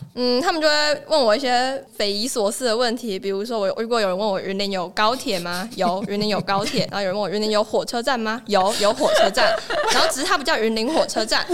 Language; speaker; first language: Chinese; native; Chinese